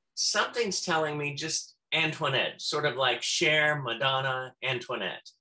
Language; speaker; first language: English; native; English